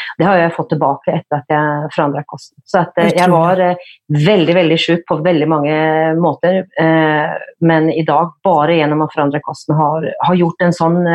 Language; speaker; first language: Norwegian; native; Norwegian